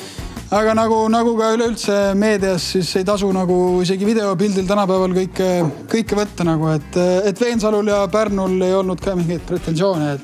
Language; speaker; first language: Estonian; native; Estonian